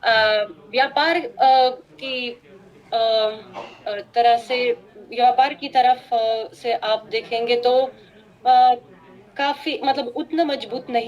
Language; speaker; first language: Hindi; non-native, fluent; Russian